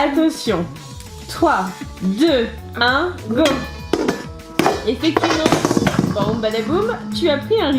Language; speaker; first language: French; native; French